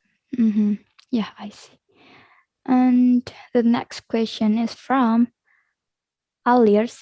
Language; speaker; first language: English; non-native, learner; Indonesian